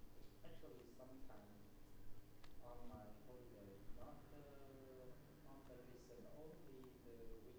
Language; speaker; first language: English; non-native, learner; Vietnamese